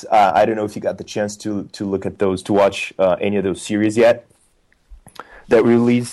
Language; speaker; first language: English; non-native, fluent; Portuguese